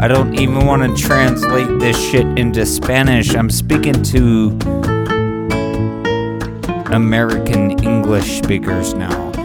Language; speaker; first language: English; early bilingual, other home language; Spanish